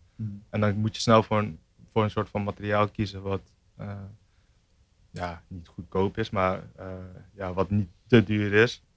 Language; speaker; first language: Dutch; native; Dutch